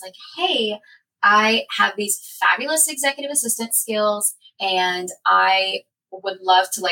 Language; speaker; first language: English; native; English